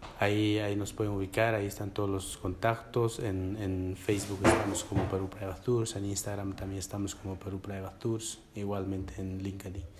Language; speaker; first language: Spanish; non-native, local second language; Quechua